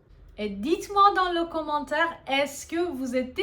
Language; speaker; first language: French; non-native, fluent; Persian